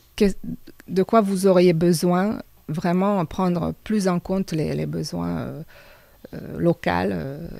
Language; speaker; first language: French; non-native, fluent; Hungarian